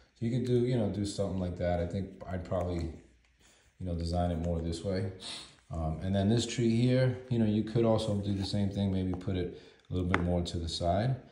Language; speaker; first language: English; native; English